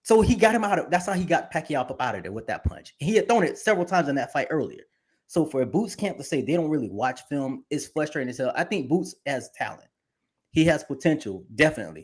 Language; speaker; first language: English; native; English